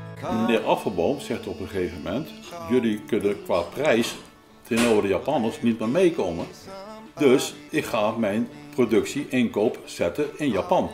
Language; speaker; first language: Dutch; native; Dutch